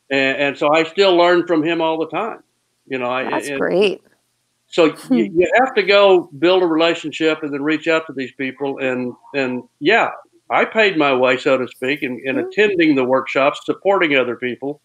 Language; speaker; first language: English; native; English